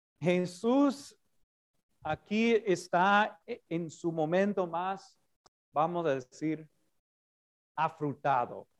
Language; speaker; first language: Spanish; non-native, fluent; English